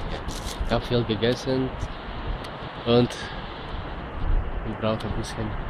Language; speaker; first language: German; non-native, learner; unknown